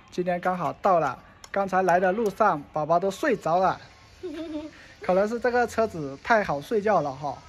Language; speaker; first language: Chinese; native; Chinese